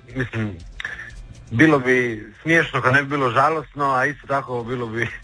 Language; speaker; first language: Serbian; native; Serbian